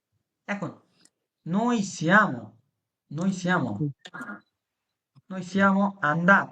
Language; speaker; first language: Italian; non-native, fluent; Bangla